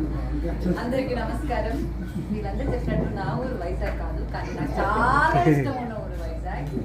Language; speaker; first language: Telugu; non-native, fluent; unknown